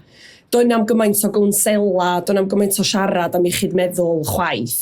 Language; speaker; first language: Welsh; native; Welsh